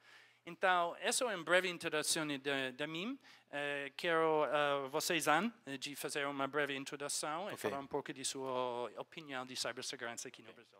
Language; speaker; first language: Portuguese; non-native, fluent; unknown